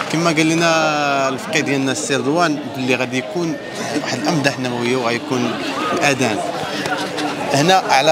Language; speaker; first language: Arabic; native; Arabic